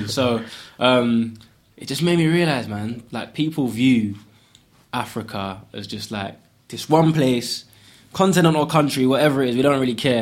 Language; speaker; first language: English; native; English